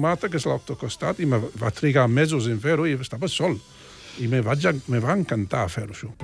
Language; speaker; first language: Catalan; non-native, fluent; English